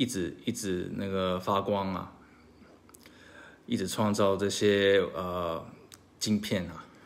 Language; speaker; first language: Chinese; early bilingual, heritage; Chinese